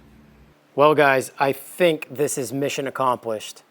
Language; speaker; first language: English; native; English